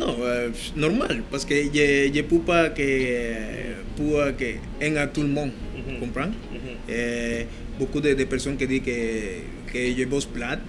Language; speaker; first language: French; non-native, learner; Spanish